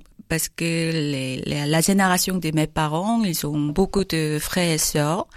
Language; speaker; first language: French; non-native, learner; Korean